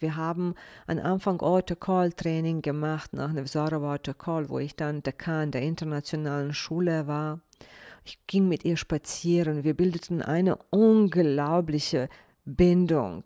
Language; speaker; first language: German; non-native, fluent; Bosnian